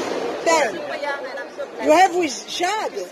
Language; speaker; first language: English; non-native, learner; French